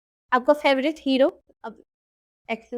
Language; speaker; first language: Hindi; native; Hindi